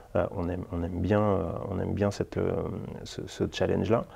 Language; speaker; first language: French; native; French